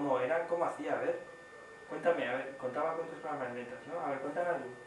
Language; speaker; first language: Spanish; native; Spanish